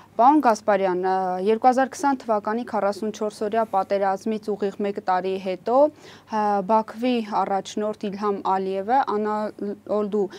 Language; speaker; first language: Armenian; native; Armenian